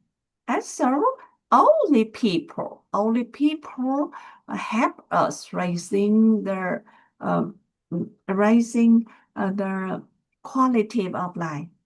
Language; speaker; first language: English; non-native, learner; Vietnamese